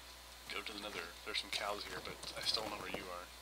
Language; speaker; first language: English; native; English